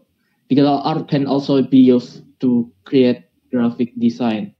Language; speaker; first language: English; non-native, learner; Indonesian